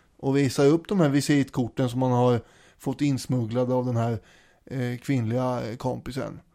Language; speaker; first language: Swedish; native; Swedish